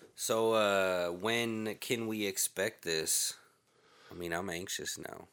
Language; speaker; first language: English; native; English